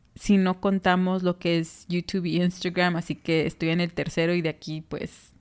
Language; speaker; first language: Spanish; early bilingual, heritage; Spanish